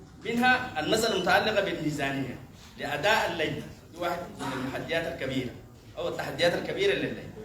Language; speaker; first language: Arabic; native; Arabic